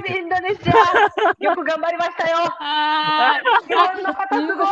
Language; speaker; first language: Japanese; non-native, fluent; Indonesian